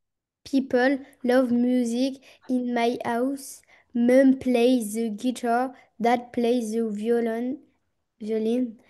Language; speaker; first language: English; non-native, learner; French